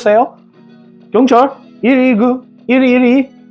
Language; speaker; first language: Korean; non-native, learner; English